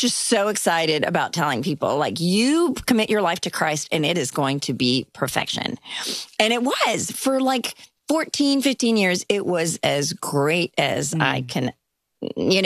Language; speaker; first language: English; early bilingual, other home language; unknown